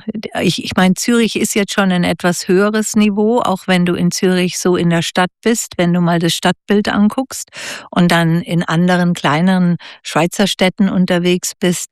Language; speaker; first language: German; native; German